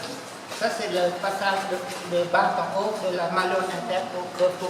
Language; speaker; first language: French; native; French